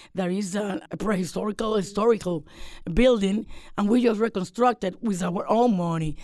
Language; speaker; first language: English; non-native, fluent; Spanish